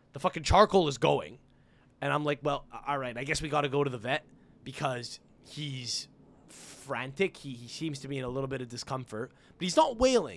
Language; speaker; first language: English; early bilingual, other home language; Italian